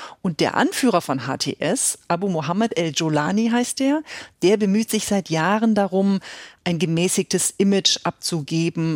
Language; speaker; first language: German; native; German